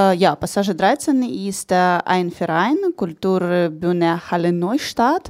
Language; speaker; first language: German; non-native, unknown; Ukrainian